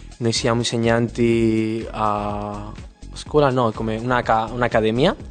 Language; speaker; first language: Italian; non-native, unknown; Spanish